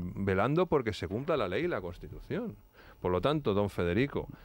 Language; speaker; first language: Spanish; native; Spanish